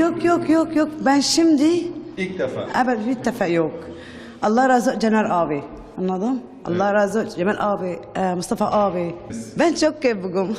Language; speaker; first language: Turkish; non-native, learner; Arabic